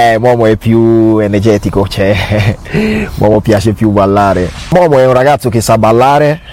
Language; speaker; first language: Italian; non-native, fluent; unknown